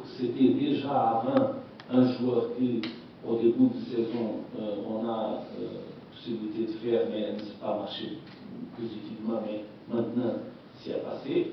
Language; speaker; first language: French; non-native, learner; Portuguese